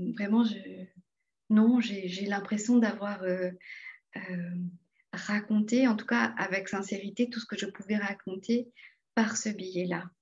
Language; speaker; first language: French; non-native, local second language; Morisyen